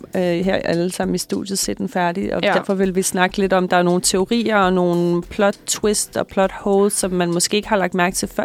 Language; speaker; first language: Danish; native; Danish